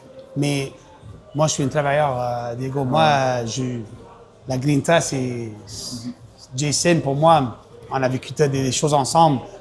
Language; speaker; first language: French; non-native, local second language; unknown